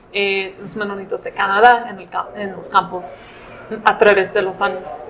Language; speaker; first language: Spanish; non-native, fluent; English